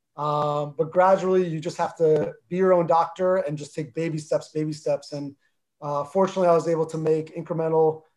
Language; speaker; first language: English; early bilingual, other home language; Armenian